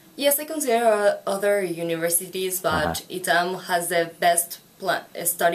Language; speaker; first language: English; non-native, fluent; Spanish